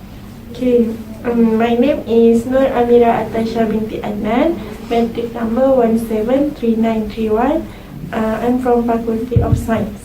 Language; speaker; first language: English; non-native, local second language; Malay